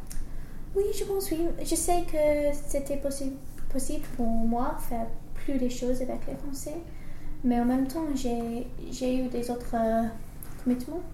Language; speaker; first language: French; non-native, learner; English